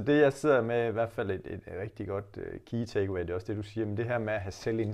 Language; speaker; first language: Danish; native; Danish